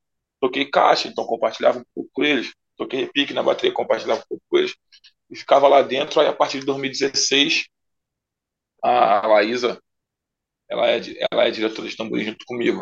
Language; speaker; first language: Portuguese; native; Portuguese